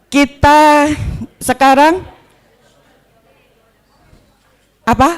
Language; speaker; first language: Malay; non-native, local second language; Javanese